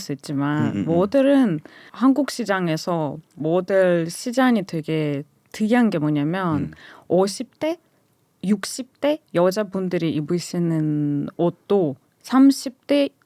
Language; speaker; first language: Korean; non-native, fluent; Russian